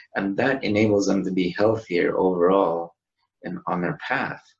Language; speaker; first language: English; native; English